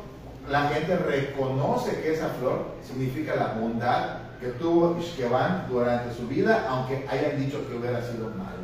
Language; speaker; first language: Spanish; native; Spanish